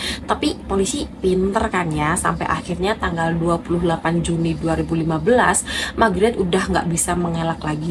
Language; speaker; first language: Indonesian; native; Indonesian